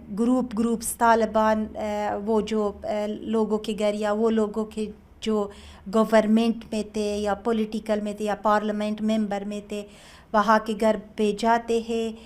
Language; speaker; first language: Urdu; non-native, learner; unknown